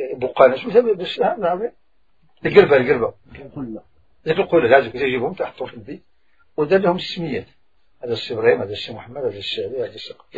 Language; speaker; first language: Arabic; native; Arabic